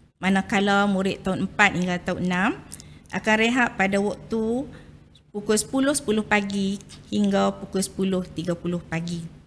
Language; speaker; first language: Malay; native; Malay